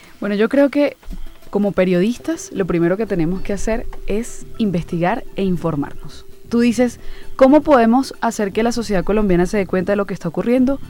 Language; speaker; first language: Spanish; native; Spanish